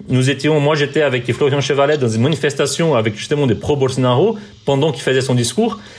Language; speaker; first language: French; non-native, fluent; Portuguese